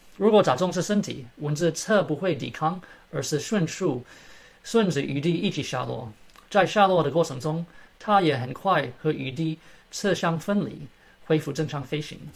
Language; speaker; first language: Chinese; early bilingual, heritage; Chinese